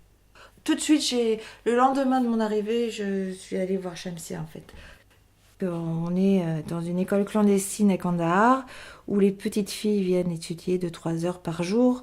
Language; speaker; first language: French; native; French